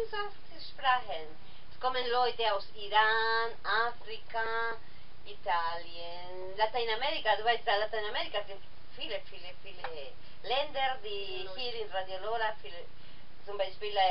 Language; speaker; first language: German; non-native, learner; Spanish